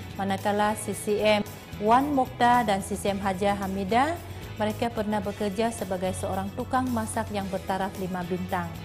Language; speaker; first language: Malay; non-native, local second language; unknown